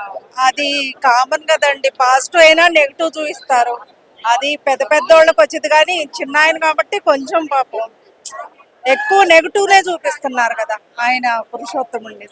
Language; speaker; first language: Telugu; native; Telugu